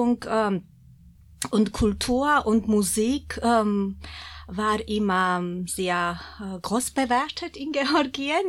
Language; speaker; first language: German; non-native, fluent; Georgian